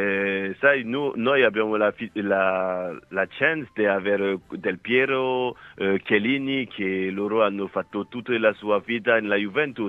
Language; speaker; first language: Italian; non-native, fluent; French